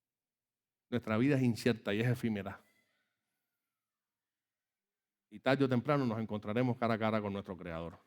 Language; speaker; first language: Spanish; native; Spanish